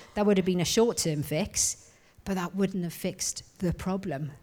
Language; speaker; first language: English; native; English